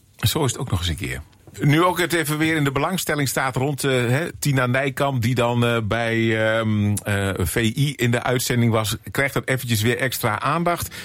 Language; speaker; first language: Dutch; native; Dutch